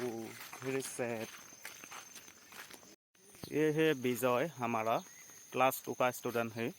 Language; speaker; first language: Hindi; non-native, local second language; Assamese